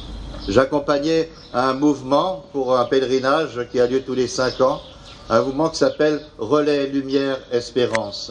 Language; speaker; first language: French; native; French